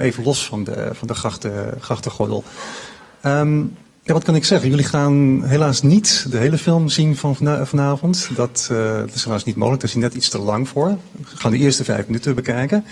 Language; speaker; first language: Dutch; native; Dutch